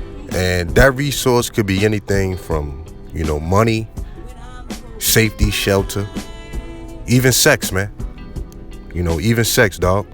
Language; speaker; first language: English; native; English